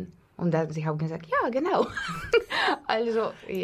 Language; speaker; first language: German; non-native, learner; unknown